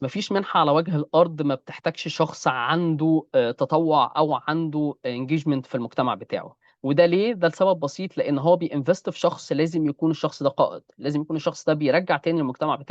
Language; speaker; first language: Arabic; native; Arabic